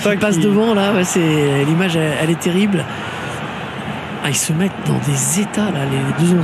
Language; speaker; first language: French; native; French